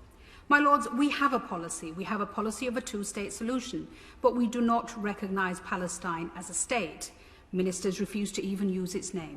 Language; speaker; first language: English; native; English